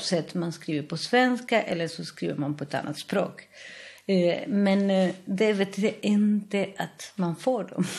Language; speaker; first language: Swedish; non-native, fluent; Spanish